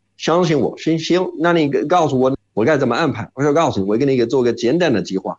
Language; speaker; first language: Chinese; non-native, fluent; Arabic